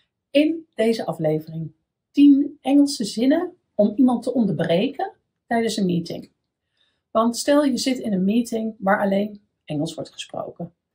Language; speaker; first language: Dutch; native; Dutch